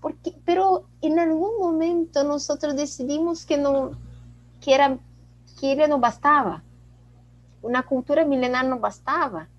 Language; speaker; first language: Spanish; non-native, fluent; Portuguese